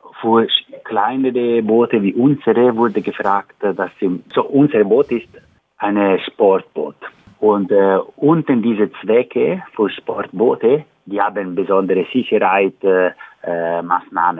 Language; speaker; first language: German; non-native, learner; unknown